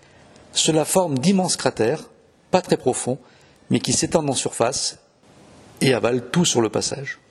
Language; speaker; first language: French; native; French